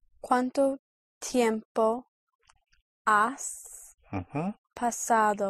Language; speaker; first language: Spanish; non-native, learner; English